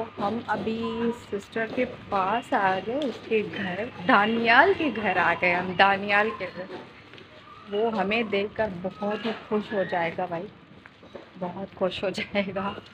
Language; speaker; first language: Urdu; non-native, local second language; Sindhi